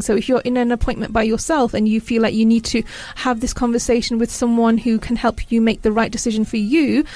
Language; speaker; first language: English; early bilingual, other home language; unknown